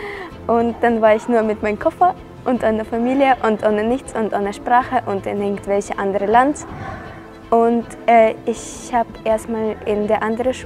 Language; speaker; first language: German; non-native, fluent; Russian